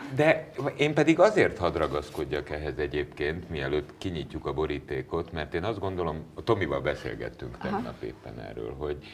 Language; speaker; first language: Hungarian; native; Hungarian